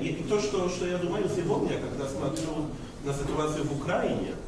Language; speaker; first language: Russian; non-native, fluent; Polish